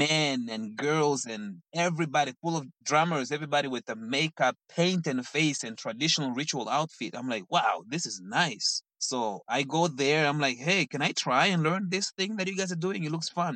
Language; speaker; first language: English; non-native, fluent; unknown